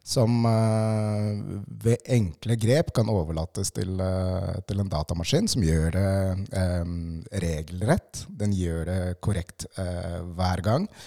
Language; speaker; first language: Norwegian; early bilingual, other home language; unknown